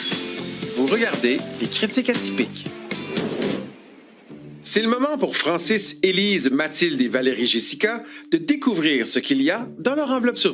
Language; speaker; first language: French; native; French